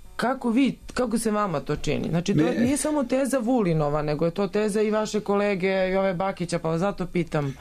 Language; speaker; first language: Serbian; native; Serbian